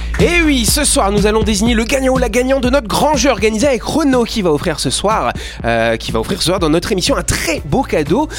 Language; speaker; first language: French; native; French